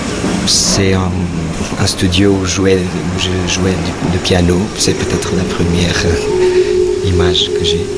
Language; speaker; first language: French; non-native, fluent; Portuguese